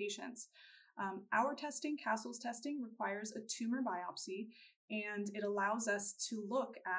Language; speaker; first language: English; native; English